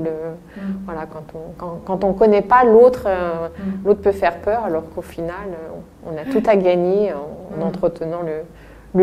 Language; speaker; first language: French; native; French